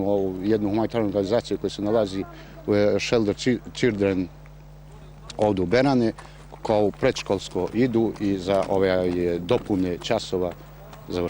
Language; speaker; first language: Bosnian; non-native, local second language; Albanian